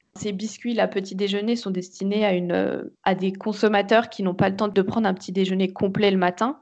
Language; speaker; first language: French; native; French